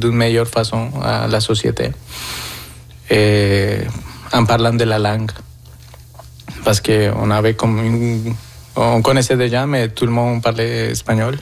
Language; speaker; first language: French; non-native, fluent; Spanish